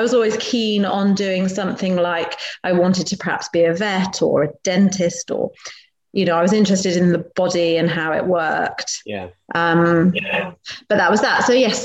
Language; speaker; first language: English; native; English